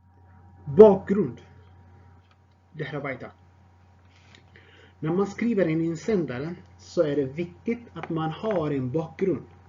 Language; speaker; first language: Swedish; non-native, fluent; Tigrinya